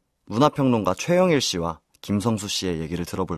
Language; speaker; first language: Korean; native; Korean